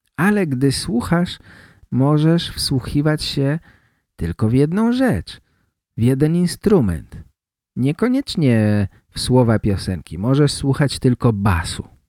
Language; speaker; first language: Polish; native; Polish